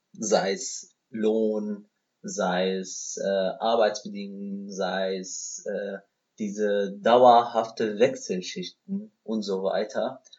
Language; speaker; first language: German; non-native, fluent; Arabic